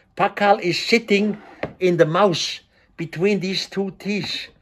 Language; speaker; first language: English; non-native, fluent; German